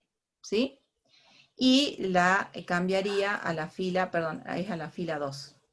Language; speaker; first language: Spanish; native; Spanish